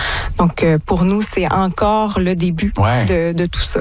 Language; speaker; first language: French; native; French